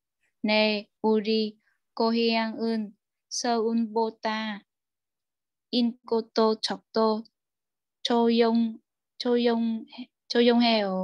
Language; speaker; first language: Korean; non-native, learner; Vietnamese